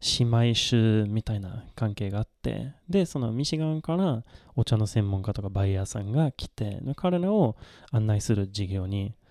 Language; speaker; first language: Japanese; non-native, fluent; Swedish